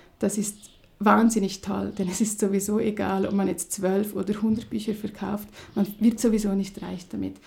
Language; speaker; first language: German; non-native, local second language; Romansh